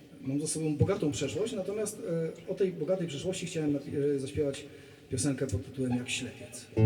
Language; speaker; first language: Polish; native; Polish